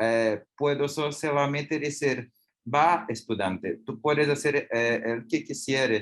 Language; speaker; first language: Spanish; non-native, learner; Portuguese